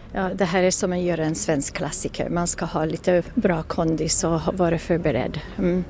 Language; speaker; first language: Swedish; non-native, fluent; English